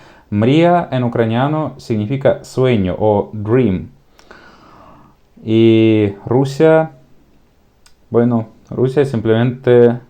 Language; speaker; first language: Spanish; non-native, fluent; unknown